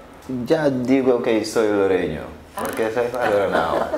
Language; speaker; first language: Spanish; non-native, learner; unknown